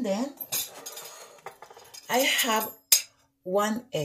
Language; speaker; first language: English; non-native, local second language; Filipino